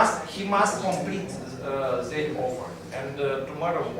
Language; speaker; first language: English; non-native, learner; Romanian